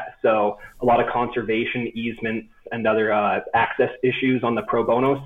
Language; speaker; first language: English; native; English